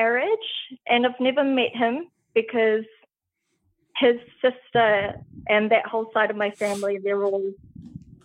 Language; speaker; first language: English; native; English